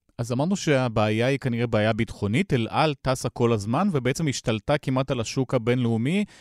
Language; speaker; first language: Hebrew; native; Hebrew